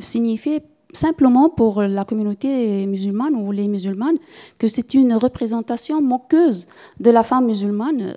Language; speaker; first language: French; non-native, fluent; Arabic